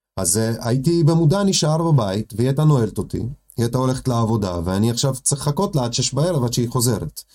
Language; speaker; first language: Hebrew; early bilingual, other home language; Russian